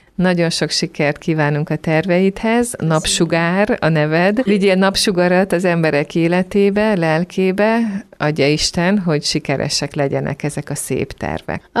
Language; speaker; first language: Hungarian; native; Hungarian